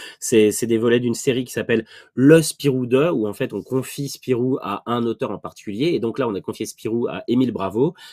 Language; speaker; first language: French; native; French